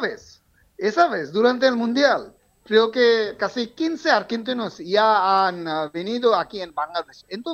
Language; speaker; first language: Spanish; non-native, fluent; Bangla